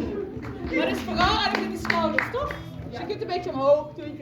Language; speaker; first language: Dutch; native; Dutch